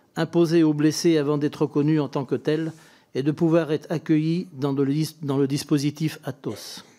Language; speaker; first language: French; native; French